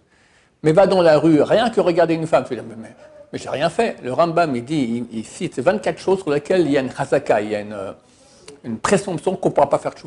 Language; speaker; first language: French; native; French